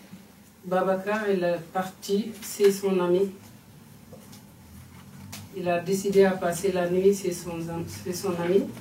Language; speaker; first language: French; non-native, fluent; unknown